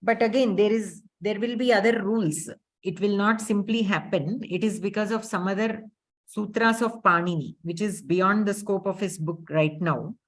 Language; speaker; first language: English; non-native, local second language; Telugu